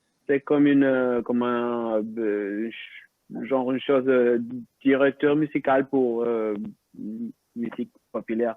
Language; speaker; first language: French; non-native, local second language; Spanish